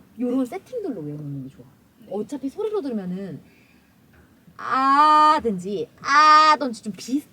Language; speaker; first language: Korean; native; Korean